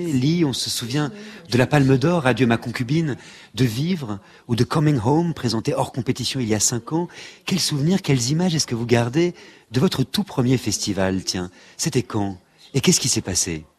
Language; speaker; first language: French; native; French